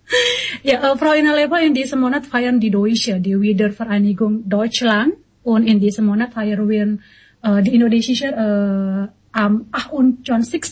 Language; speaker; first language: German; non-native, learner; Indonesian